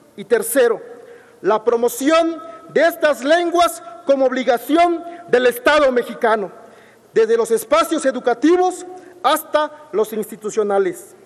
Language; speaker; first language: Spanish; non-native, local second language; Zapotec